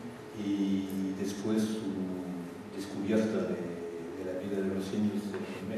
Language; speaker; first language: Spanish; non-native, fluent; French